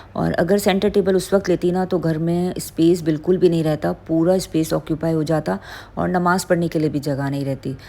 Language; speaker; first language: Urdu; native; Urdu